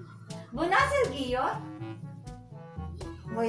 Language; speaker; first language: Turkish; non-native, learner; Filipino